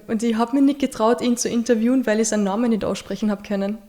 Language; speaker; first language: German; native; German